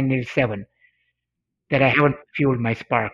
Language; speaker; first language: English; non-native, local second language; Swahili